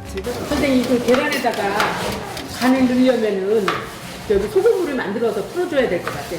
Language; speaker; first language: Korean; native; Korean